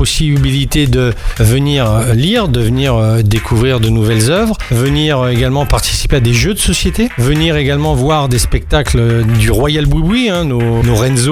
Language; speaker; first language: French; native; French